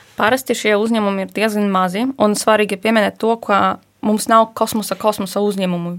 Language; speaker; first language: Latvian; non-native, fluent; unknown